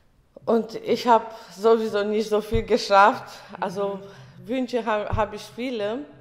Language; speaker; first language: German; early bilingual, other home language; Romany